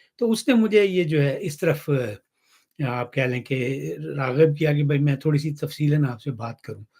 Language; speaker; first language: Urdu; non-native, local second language; Punjabi